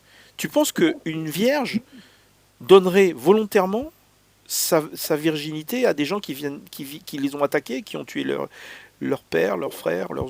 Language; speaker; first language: French; native; French